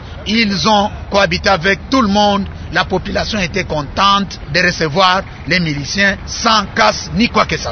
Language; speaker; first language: French; non-native, local second language; Luba-Lulua